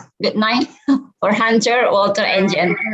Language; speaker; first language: English; non-native, fluent; Indonesian